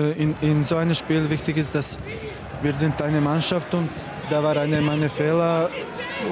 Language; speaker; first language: German; non-native, fluent; Croatian